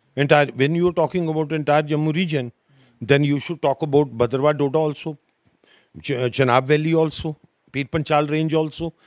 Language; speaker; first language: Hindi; non-native, local second language; Dogri